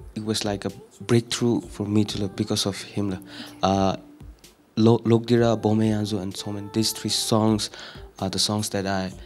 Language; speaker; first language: English; non-native, fluent; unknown